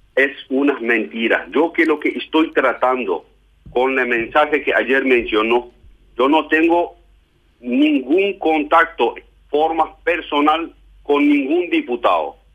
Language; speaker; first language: Spanish; non-native, fluent; German